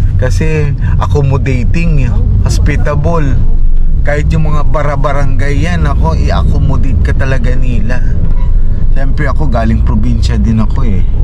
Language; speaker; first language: Filipino; non-native, local second language; Hiligaynon